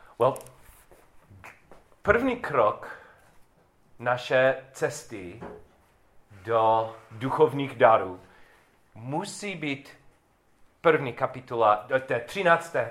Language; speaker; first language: Czech; non-native, learner; English